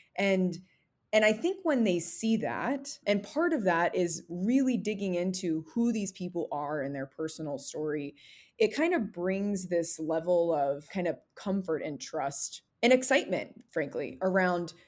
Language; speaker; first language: English; native; English